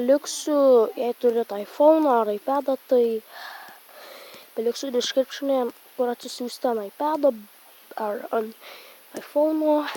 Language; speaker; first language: Lithuanian; native; Lithuanian